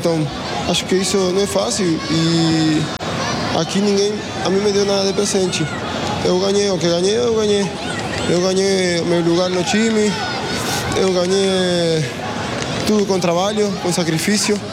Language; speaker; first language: Portuguese; non-native, fluent; Spanish